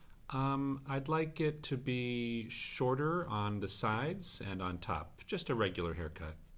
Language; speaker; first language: English; native; English